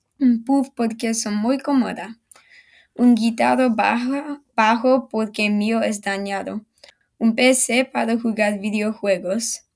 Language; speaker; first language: Spanish; non-native, learner; English